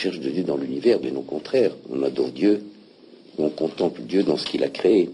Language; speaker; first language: French; non-native, local second language; Arabic